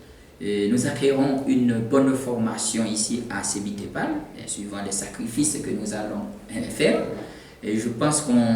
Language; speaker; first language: French; non-native, local second language; Haitian Creole